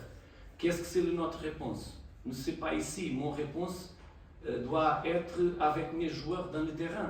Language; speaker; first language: French; non-native, learner; Portuguese